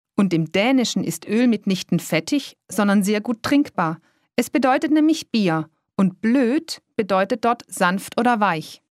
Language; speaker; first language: German; native; German